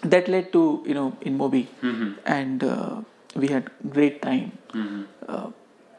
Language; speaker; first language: English; non-native, local second language; Hindi